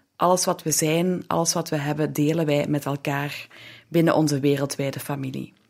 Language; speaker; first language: Dutch; native; Dutch